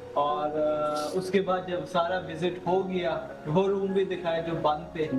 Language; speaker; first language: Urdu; early bilingual, heritage; Urdu